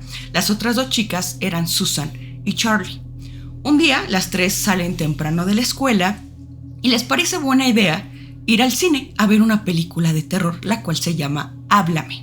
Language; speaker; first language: Spanish; native; Spanish